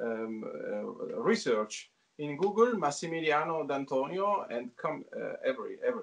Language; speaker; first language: English; non-native, learner; Italian